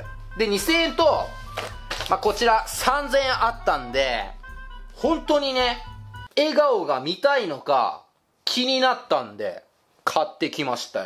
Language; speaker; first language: Japanese; native; Japanese